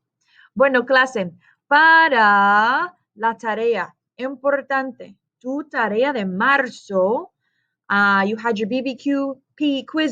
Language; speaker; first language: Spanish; non-native, fluent; English